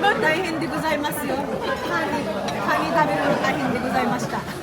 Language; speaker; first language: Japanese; non-native, fluent; Filipino